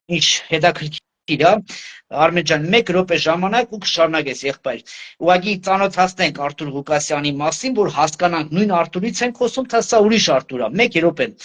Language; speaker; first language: Armenian; native; Armenian